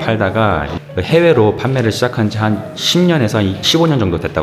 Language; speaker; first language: Korean; native; Korean